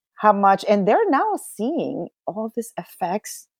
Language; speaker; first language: English; non-native, fluent; Spanish